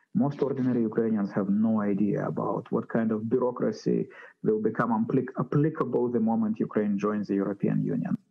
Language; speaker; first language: English; non-native, fluent; Ukrainian